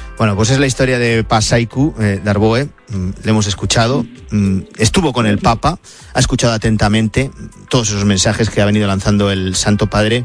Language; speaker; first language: Spanish; native; Spanish